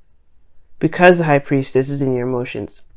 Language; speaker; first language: English; native; English